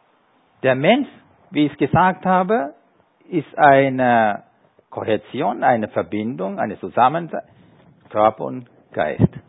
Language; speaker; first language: German; non-native, fluent; Sinhala